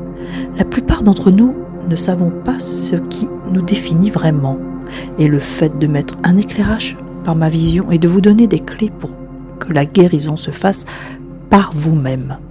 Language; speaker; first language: French; native; French